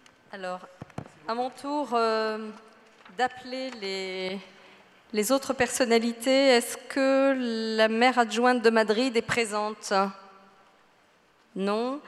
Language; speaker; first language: French; native; French